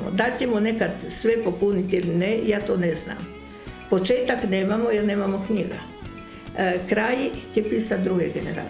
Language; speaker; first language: Croatian; native; Croatian